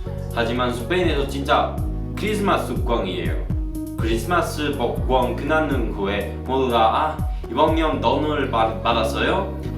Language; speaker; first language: Korean; non-native, learner; Spanish